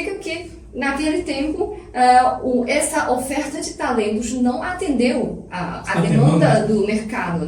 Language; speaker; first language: Portuguese; non-native, fluent; Chinese